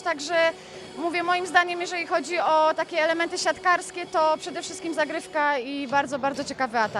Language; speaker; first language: Polish; native; Polish